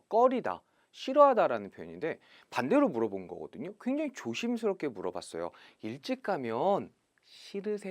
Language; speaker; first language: Korean; native; Korean